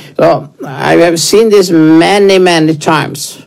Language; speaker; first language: English; non-native, fluent; Swedish